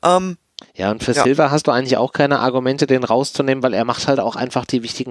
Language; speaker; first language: German; native; German